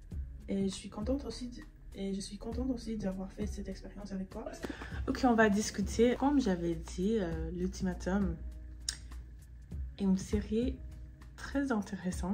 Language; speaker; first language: French; non-native, fluent; English